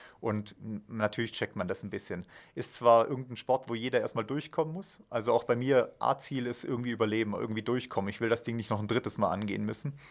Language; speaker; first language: German; native; German